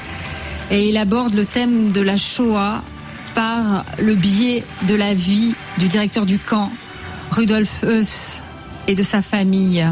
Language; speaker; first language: French; native; French